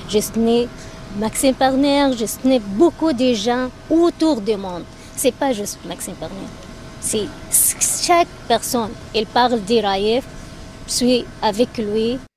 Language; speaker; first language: French; non-native, learner; Arabic